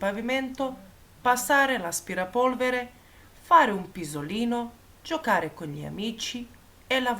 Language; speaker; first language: Italian; non-native, fluent; Macedonian